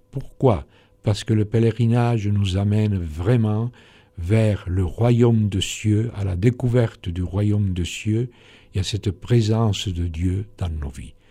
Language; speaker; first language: French; non-native, fluent; Spanish